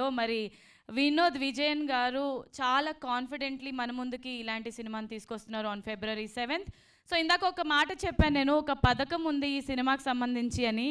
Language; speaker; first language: Telugu; native; Telugu